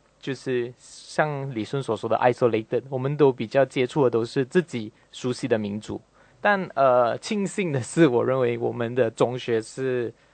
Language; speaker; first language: Chinese; native; Chinese